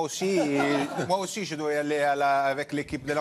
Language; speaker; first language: French; non-native, learner; Italian